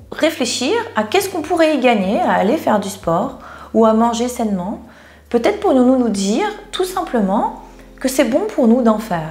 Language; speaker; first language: French; native; French